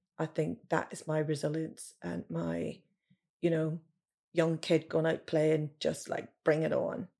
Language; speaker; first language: English; native; English